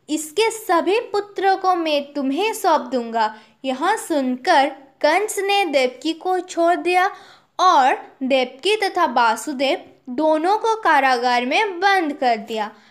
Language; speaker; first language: Hindi; non-native, local second language; Odia